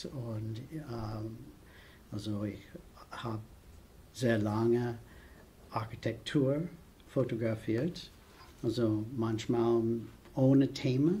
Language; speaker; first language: German; non-native, fluent; English